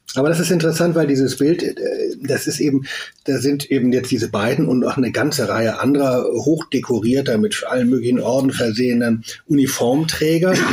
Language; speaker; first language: German; native; German